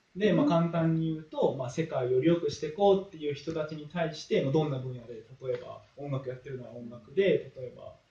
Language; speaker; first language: Japanese; native; Japanese